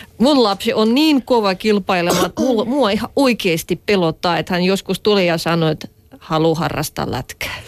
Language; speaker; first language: Finnish; non-native, fluent; Russian